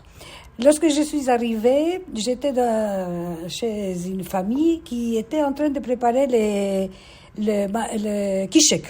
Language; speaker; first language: French; non-native, fluent; Spanish